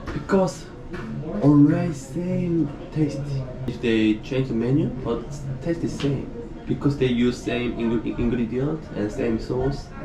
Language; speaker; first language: English; non-native, learner; Korean